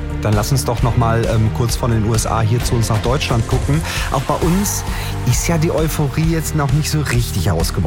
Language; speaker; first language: German; native; German